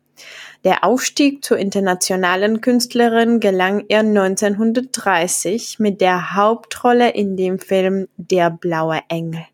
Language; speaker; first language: German; non-native, fluent; Czech